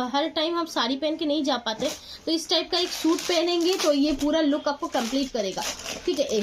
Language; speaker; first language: Hindi; non-native, local second language; Bangla